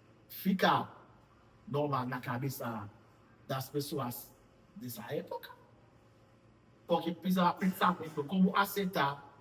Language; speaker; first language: Portuguese; non-native, fluent; Haitian Creole